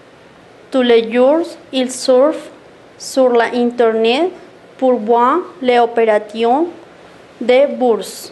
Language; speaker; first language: French; non-native, learner; Spanish